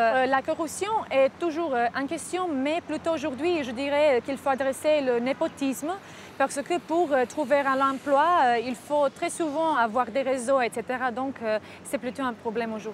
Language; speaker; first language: French; non-native, fluent; Croatian